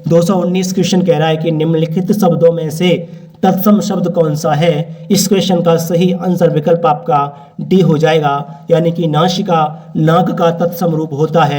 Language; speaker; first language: Hindi; native; Hindi